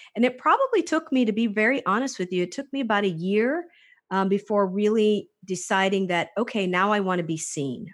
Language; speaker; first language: English; native; English